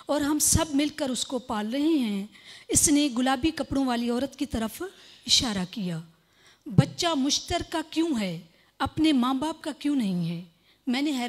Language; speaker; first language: Urdu; non-native, local second language; Sindhi